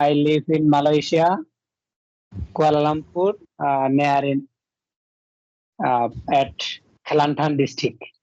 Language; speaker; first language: English; non-native, learner; Bangla